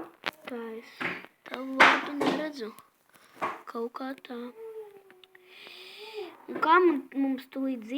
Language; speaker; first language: Latvian; non-native, local second language; Russian